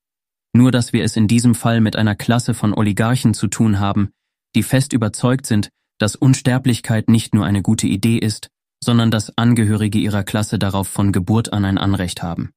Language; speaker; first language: German; native; German